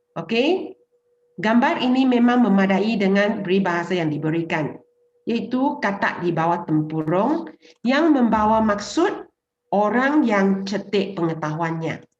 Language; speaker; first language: Malay; non-native, local second language; Chinese